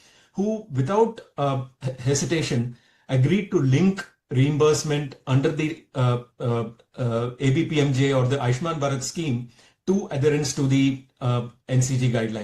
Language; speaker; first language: English; non-native, local second language; Tamil